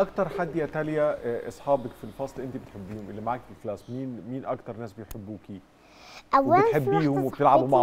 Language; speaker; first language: Arabic; native; Arabic